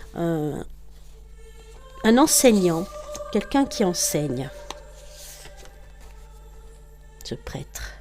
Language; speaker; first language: French; native; French